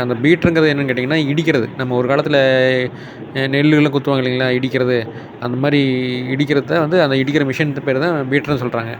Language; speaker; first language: Tamil; native; Tamil